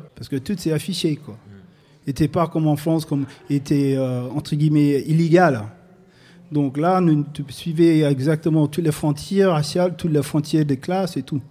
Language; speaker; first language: French; non-native, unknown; English